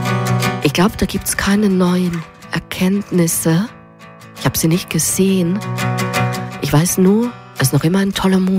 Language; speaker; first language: German; native; German